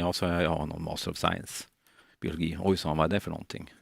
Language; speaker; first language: Swedish; native; Swedish